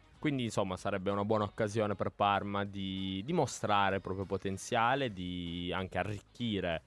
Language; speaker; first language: Italian; native; Italian